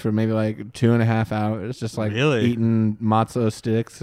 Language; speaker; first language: English; native; English